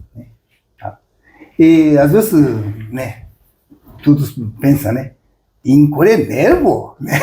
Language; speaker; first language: Portuguese; non-native, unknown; Japanese